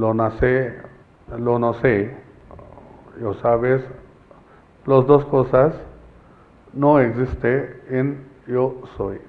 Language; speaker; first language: Spanish; non-native, learner; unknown